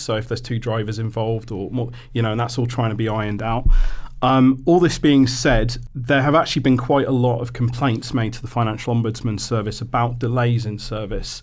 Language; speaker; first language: English; native; English